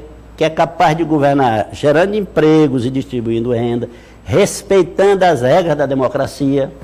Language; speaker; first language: Portuguese; native; Portuguese